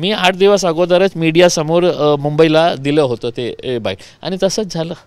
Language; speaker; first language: Marathi; non-native, local second language; Urdu